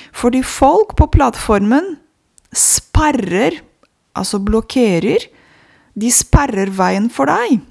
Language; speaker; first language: Norwegian; non-native, fluent; Romanian